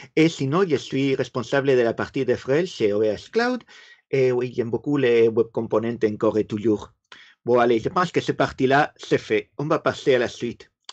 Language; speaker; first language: French; non-native, fluent; Spanish